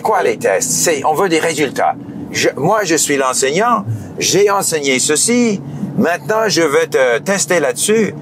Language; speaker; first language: French; non-native, fluent; English